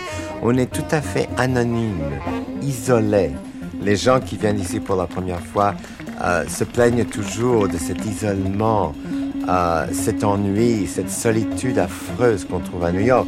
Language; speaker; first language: French; non-native, fluent; English